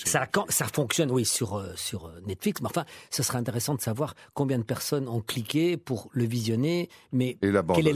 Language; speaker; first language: French; native; French